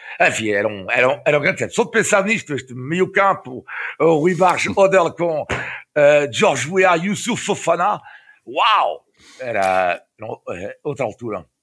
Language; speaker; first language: Portuguese; non-native, fluent; French